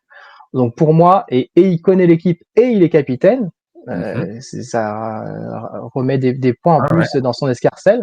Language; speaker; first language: French; native; French